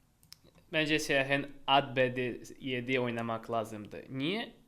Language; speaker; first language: Turkish; non-native, fluent; Russian